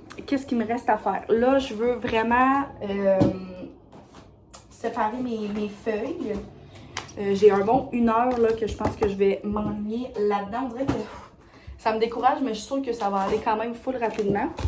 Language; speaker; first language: French; native; French